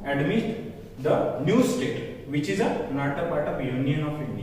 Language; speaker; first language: English; non-native, local second language; Marathi